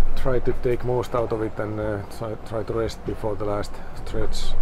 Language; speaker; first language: English; non-native, fluent; Finnish